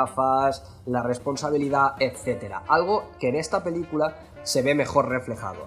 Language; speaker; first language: Spanish; native; Spanish